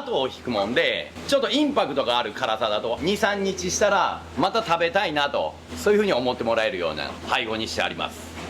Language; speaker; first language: Japanese; native; Japanese